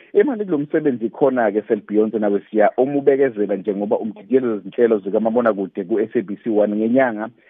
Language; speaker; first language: Zulu; native; Zulu